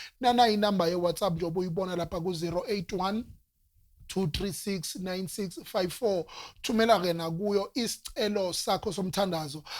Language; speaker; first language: Zulu; non-native, local second language; Northern Sotho